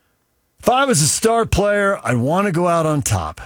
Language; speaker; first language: English; native; English